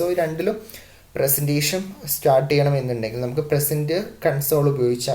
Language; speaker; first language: Malayalam; native; Malayalam